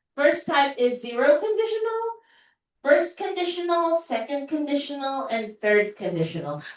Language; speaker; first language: English; non-native, local second language; Filipino